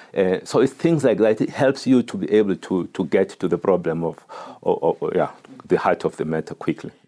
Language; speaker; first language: English; non-native, local second language; Xhosa